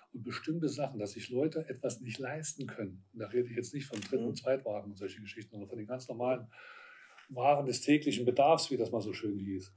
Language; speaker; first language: German; native; German